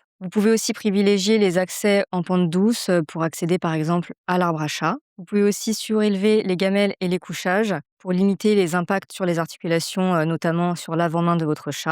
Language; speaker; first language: French; native; French